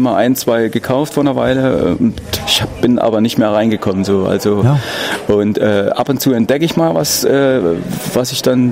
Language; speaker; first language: German; native; German